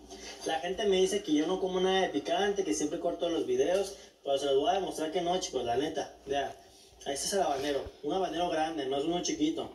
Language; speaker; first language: Spanish; native; Spanish